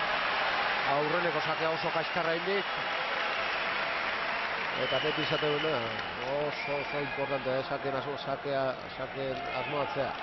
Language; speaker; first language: Basque; native; Basque